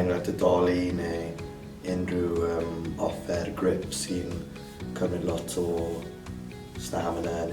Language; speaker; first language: Welsh; non-native, local second language; English